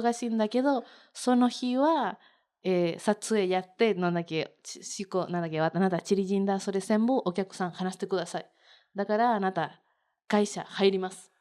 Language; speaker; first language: Japanese; non-native, learner; Spanish